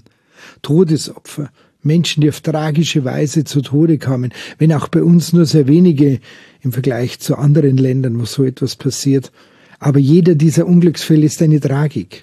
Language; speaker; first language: German; native; German